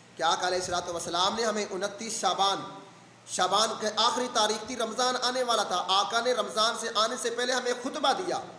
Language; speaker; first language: Urdu; non-native, local second language; Saraiki